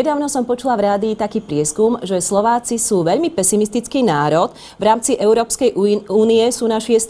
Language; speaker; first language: Slovak; native; Slovak